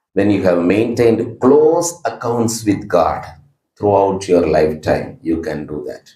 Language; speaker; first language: English; non-native, local second language; Tamil